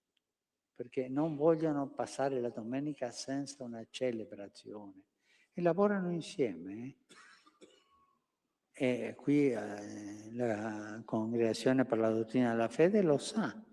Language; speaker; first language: Italian; non-native, fluent; Spanish